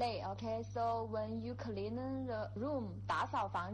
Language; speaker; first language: English; non-native, fluent; Chinese